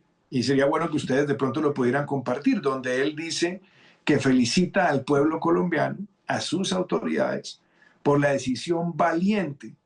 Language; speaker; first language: Spanish; native; Spanish